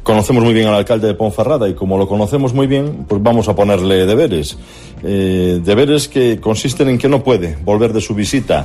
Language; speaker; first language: Spanish; native; Spanish